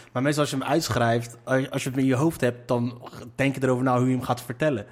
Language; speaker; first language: Dutch; early bilingual, other home language; Arabic